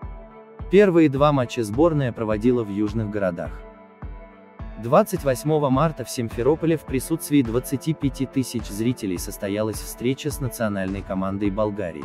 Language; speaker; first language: Russian; native; Russian